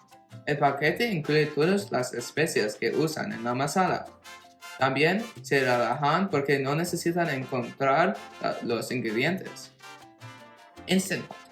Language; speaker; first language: Spanish; non-native, learner; English